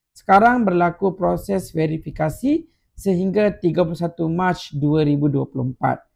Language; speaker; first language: Malay; non-native, local second language; Tamil